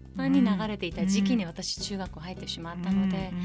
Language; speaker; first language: Japanese; early bilingual, other home language; Persian